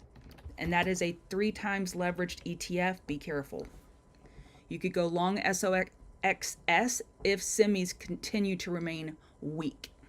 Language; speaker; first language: English; native; English